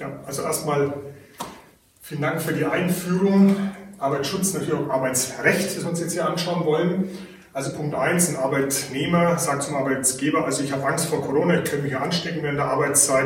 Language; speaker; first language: German; native; German